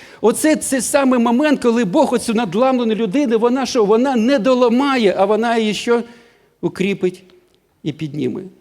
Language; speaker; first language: Ukrainian; non-native, local second language; Russian